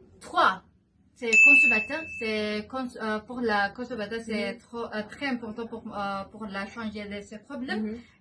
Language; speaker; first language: French; non-native, learner; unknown